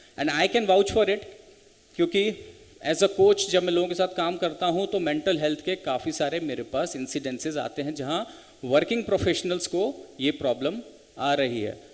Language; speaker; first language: Hindi; native; Hindi